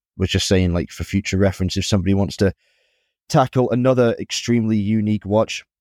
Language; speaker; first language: English; native; English